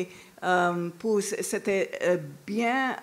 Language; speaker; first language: French; non-native, fluent; English